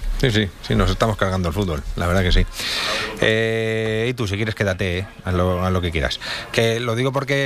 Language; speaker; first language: Spanish; native; Spanish